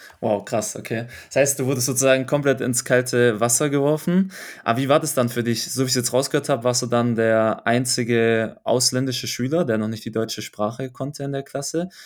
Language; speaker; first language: German; native; German